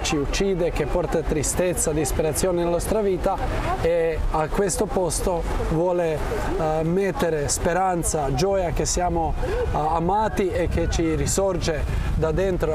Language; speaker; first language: Italian; non-native, fluent; Croatian